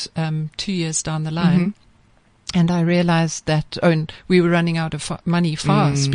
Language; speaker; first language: English; native; English